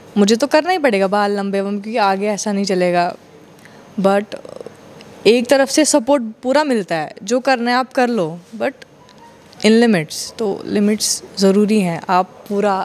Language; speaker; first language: Hindi; non-native, local second language; Kashmiri